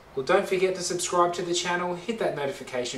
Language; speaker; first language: English; native; English